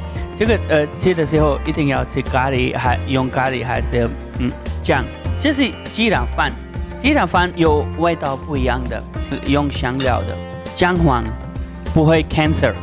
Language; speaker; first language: Chinese; non-native, learner; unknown